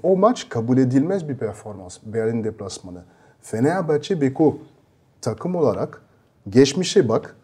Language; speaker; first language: Turkish; non-native, fluent; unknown